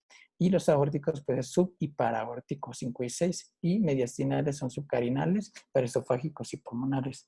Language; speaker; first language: Spanish; native; Spanish